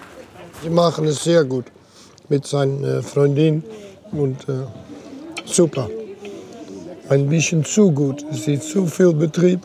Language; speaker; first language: German; non-native, learner; Dutch